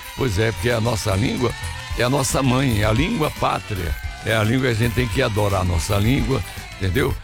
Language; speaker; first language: Portuguese; native; Portuguese